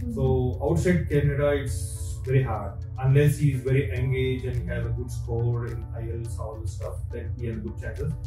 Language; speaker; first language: English; non-native, local second language; Telugu